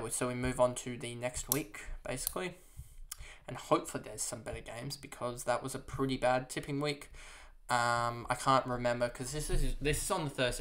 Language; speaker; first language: English; native; English